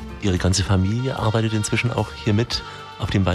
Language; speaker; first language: German; native; German